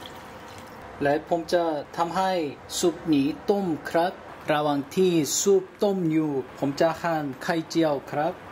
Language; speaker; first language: Thai; non-native, learner; Korean